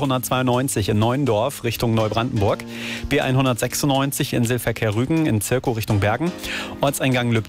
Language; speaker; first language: German; native; German